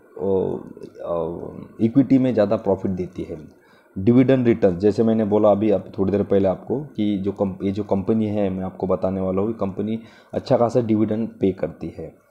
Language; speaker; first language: Hindi; non-native, local second language; Marathi